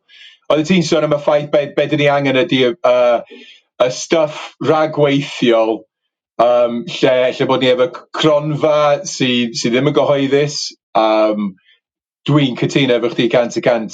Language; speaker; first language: Welsh; native; Welsh